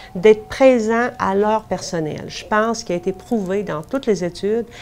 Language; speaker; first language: French; native; French